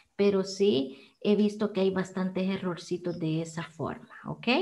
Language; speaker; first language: Spanish; native; Spanish